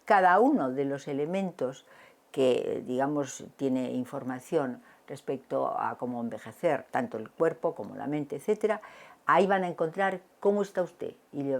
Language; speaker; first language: Spanish; native; Spanish